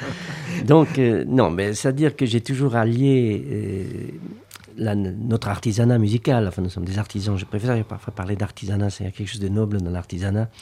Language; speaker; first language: French; native; French